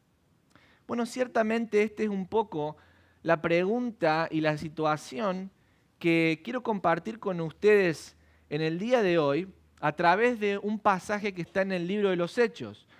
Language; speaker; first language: Spanish; native; Spanish